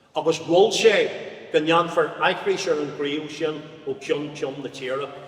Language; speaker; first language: Irish; non-native, local second language; English